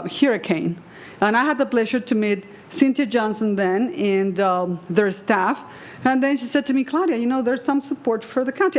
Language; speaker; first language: English; non-native, fluent; Spanish